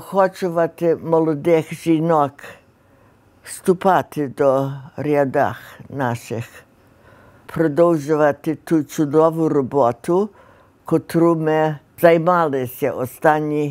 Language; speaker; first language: Ukrainian; early bilingual, heritage; Ukrainian